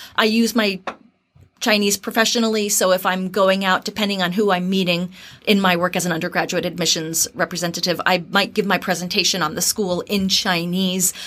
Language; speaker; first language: English; native; English